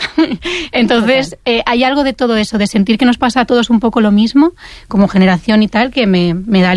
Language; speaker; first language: Spanish; native; Spanish